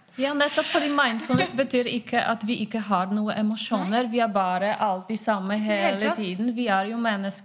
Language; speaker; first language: Norwegian; non-native, fluent; Polish